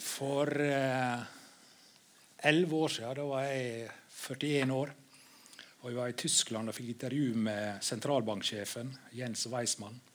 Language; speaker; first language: Norwegian; native; Norwegian